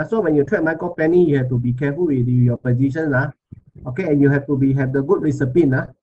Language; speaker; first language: English; non-native, local second language; Chinese